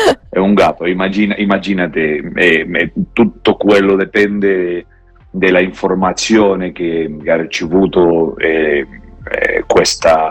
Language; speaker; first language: Italian; non-native, fluent; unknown